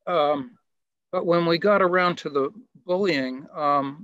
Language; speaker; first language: English; native; English